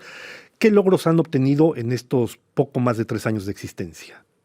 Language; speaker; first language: Spanish; native; Spanish